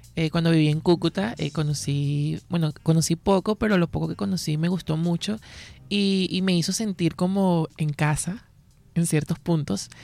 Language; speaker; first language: Spanish; native; Spanish